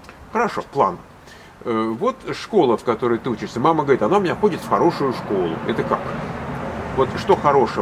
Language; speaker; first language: Russian; native; Russian